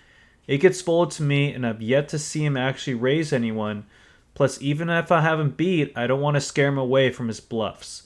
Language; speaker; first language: English; native; English